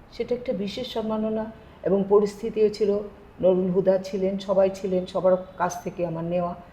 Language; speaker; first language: Bangla; native; Bangla